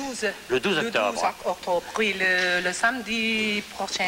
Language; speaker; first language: French; non-native, learner; English